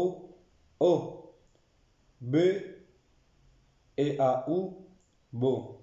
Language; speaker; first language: French; non-native, learner; Spanish